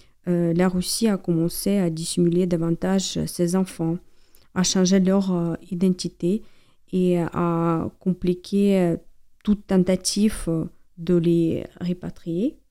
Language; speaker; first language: French; non-native, fluent; Ukrainian